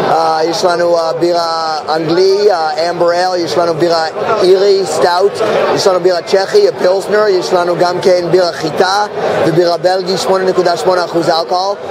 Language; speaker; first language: Hebrew; non-native, fluent; English